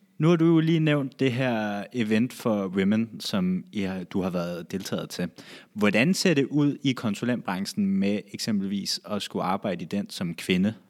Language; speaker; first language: Danish; native; Danish